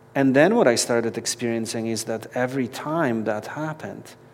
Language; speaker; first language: English; non-native, fluent; Polish